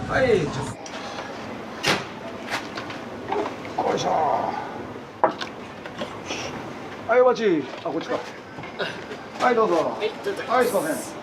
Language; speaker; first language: Japanese; native; Japanese